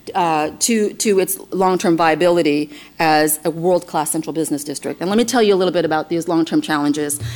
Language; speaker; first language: English; non-native, fluent; Chinese